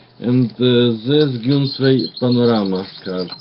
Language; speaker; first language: English; non-native, learner; Russian